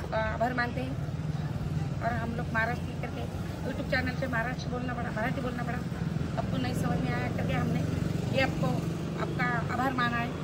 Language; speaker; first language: Hindi; non-native, local second language; Marathi